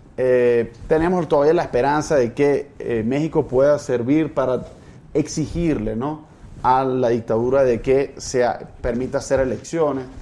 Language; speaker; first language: Spanish; native; Spanish